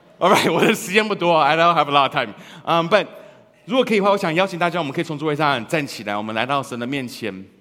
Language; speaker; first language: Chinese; early bilingual, heritage; Chinese